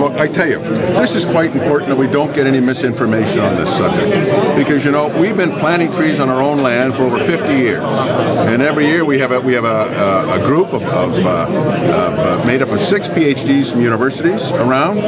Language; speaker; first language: English; native; English